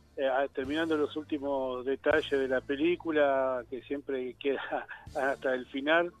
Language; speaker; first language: Spanish; native; Spanish